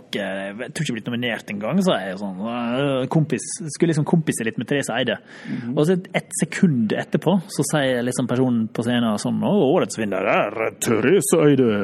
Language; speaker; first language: Norwegian; native; Norwegian